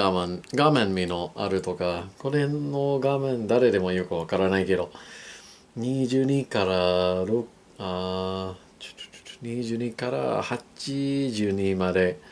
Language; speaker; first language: Japanese; non-native, learner; English